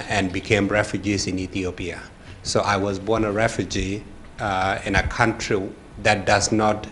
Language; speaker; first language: English; non-native, fluent; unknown